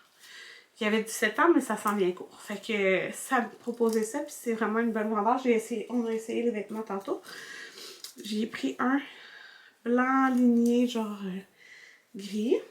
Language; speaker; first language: French; native; French